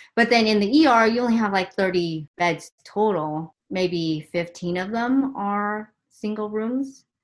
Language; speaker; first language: English; native; English